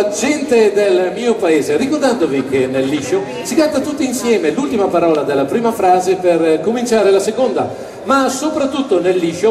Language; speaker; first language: Italian; native; Italian